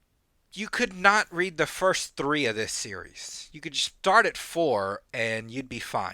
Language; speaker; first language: English; native; English